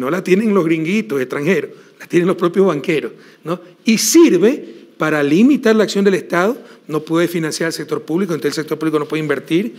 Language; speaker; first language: Spanish; native; Spanish